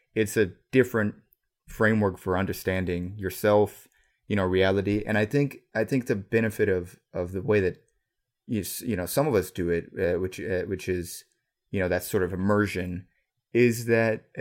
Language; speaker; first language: English; native; English